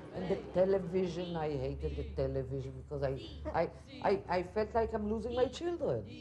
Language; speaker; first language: English; non-native, fluent; Hebrew